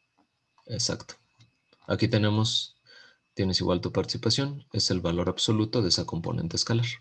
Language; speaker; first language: Spanish; native; Spanish